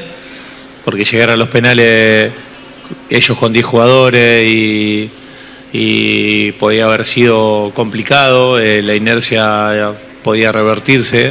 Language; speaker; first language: Spanish; native; Spanish